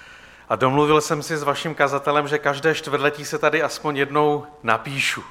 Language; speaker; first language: Czech; native; Czech